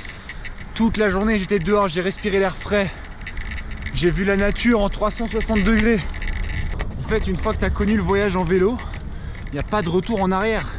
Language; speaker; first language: French; native; French